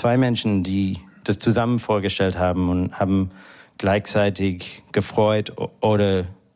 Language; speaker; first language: German; non-native, fluent; English